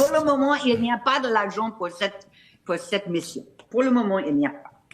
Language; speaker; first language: French; non-native, fluent; English